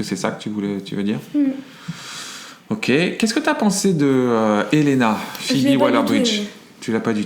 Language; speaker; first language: French; native; French